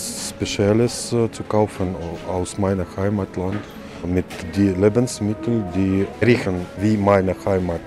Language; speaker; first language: German; non-native, learner; Russian